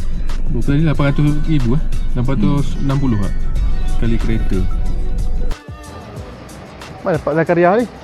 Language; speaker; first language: Malay; native; Malay